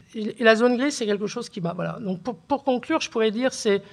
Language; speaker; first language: French; early bilingual, other home language; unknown